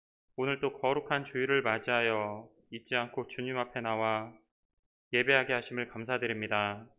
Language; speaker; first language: Korean; native; Korean